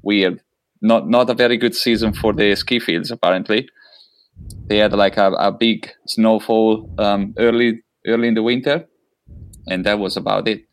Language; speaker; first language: English; non-native, fluent; Italian